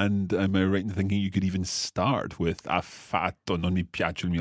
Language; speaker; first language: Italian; non-native, fluent; English